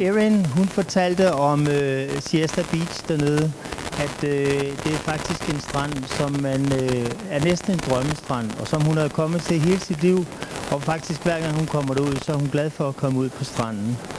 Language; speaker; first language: Danish; native; Danish